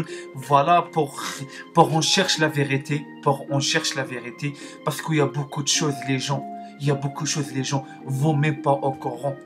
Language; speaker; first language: French; non-native, learner; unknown